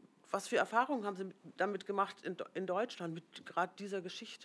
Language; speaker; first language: German; native; German